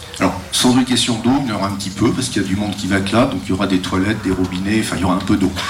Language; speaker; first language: French; native; French